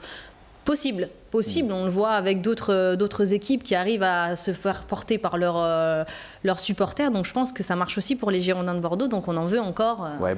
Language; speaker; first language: French; native; French